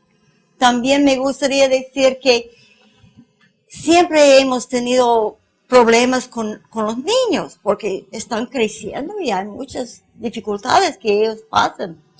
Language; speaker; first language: Spanish; non-native, fluent; English